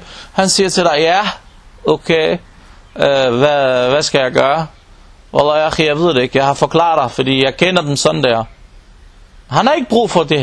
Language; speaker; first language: Danish; non-native, local second language; Arabic